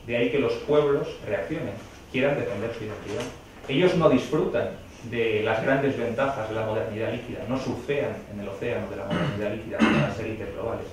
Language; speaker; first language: Spanish; native; Spanish